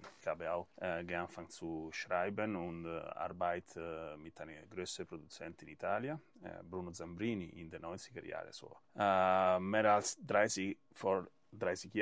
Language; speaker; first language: German; non-native, learner; Italian